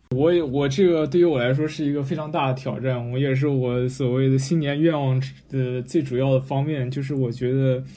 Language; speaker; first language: Chinese; native; Chinese